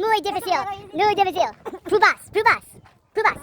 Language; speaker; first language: Spanish; non-native, learner; English